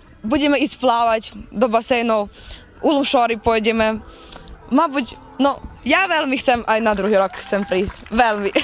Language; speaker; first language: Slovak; non-native, learner; Ukrainian